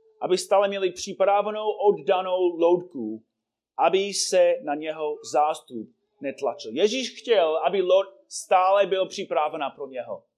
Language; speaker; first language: Czech; non-native, fluent; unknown